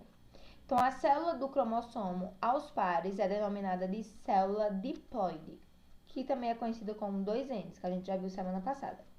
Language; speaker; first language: Portuguese; native; Portuguese